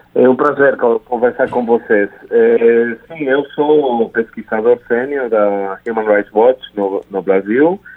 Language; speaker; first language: Portuguese; non-native, fluent; Spanish